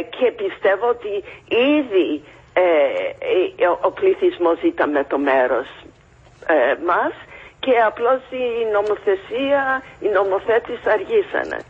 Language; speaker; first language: Greek; non-native, fluent; English